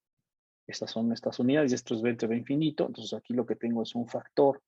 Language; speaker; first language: Spanish; native; Spanish